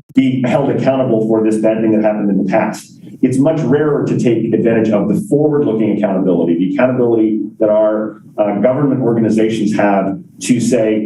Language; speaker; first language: English; native; English